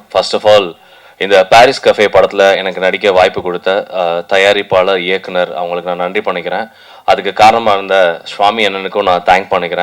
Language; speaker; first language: Tamil; native; Tamil